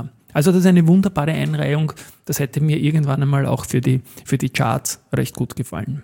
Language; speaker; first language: German; native; German